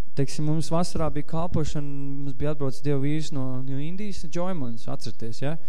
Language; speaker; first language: Latvian; native; Latvian